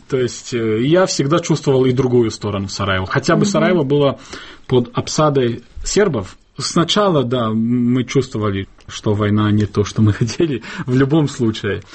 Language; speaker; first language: Russian; non-native, fluent; Bosnian